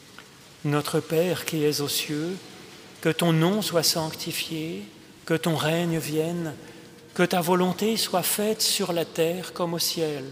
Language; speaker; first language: French; native; French